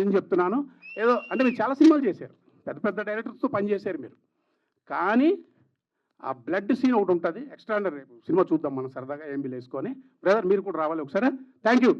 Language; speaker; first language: Telugu; native; Telugu